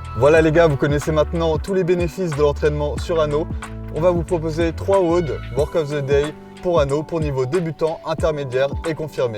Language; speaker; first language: French; native; French